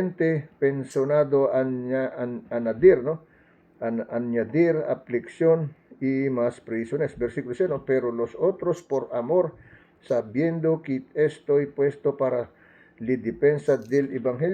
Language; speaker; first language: Spanish; non-native, learner; Filipino